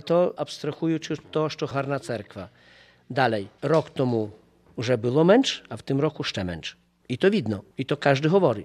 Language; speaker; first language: Polish; non-native, local second language; Ukrainian